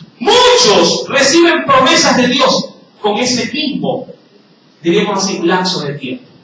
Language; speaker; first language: Spanish; native; Spanish